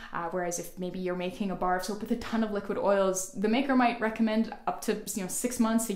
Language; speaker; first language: English; native; English